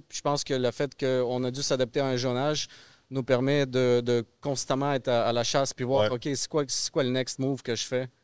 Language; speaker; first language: French; early bilingual, other home language; Russian